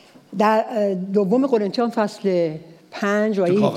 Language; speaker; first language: Persian; native; Persian